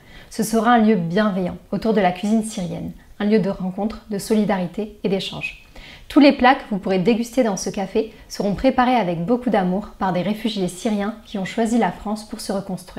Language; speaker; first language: French; early bilingual, other home language; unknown